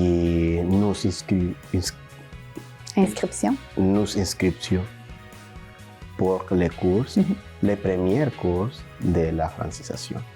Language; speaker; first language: French; non-native, learner; Spanish